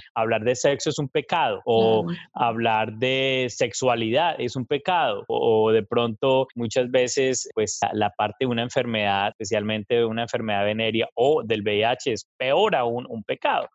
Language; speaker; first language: Spanish; native; Spanish